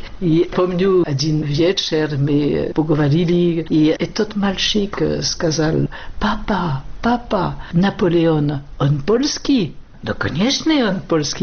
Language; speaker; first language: Russian; non-native, fluent; French